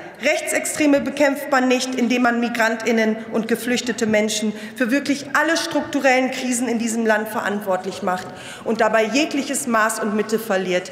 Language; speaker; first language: German; early bilingual, other home language; Turkish